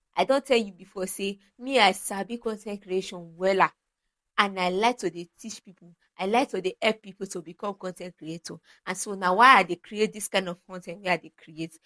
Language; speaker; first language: Nigerian Pidgin; non-native, local second language; Yoruba